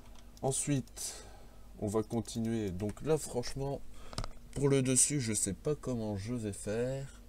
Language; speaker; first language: French; native; French